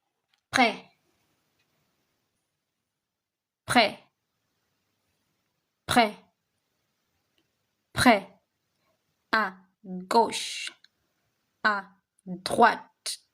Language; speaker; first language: French; non-native, local second language; Swahili